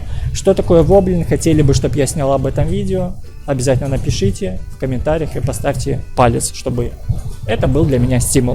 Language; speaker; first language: Russian; native; Russian